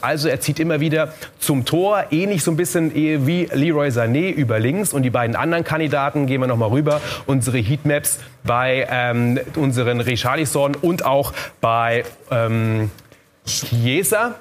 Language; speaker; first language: German; native; German